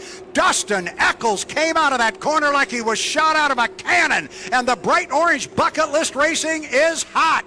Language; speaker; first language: English; native; English